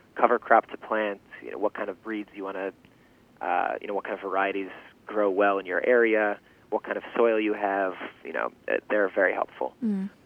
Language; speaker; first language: English; early bilingual, other home language; Yiddish